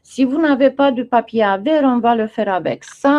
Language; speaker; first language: French; non-native, fluent; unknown